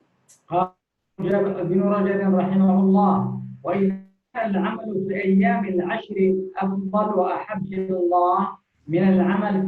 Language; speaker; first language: Arabic; native; Arabic